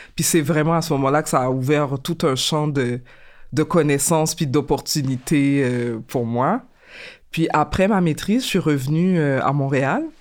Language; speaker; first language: French; native; French